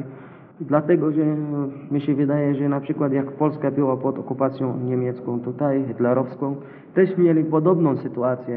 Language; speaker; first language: Polish; non-native, learner; Arabic